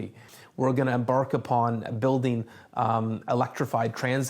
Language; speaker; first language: English; native; English